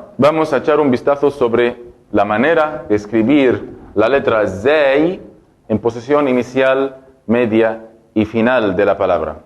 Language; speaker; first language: Spanish; non-native, fluent; Arabic